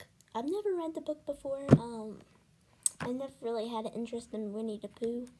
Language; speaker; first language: English; native; English